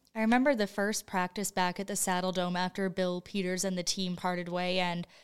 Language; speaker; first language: English; native; English